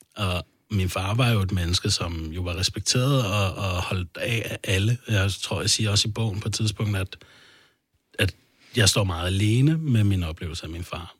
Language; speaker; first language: Danish; early bilingual, other home language; Arabic